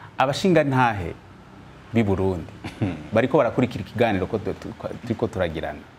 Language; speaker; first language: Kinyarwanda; native; Kinyarwanda